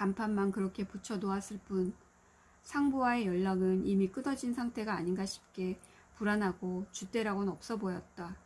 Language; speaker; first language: Korean; native; Korean